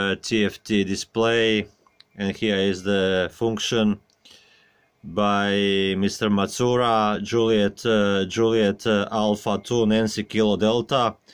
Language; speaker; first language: English; non-native, learner; Croatian